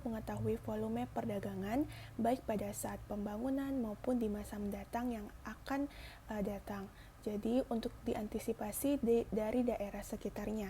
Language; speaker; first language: Indonesian; native; Indonesian